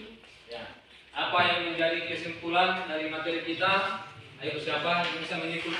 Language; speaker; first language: Indonesian; native; Indonesian